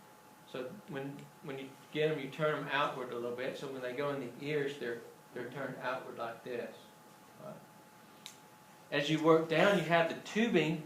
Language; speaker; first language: English; native; English